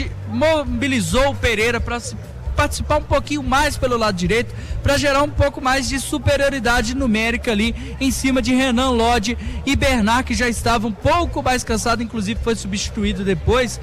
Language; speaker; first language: Portuguese; native; Portuguese